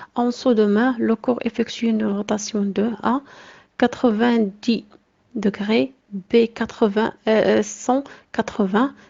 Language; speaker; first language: French; non-native, local second language; Arabic